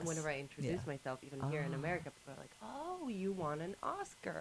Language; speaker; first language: English; non-native, fluent; Polish